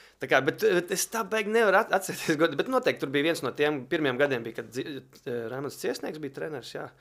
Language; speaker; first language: Latvian; native; Latvian